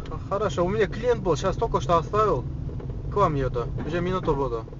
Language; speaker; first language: Russian; non-native, learner; Kyrgyz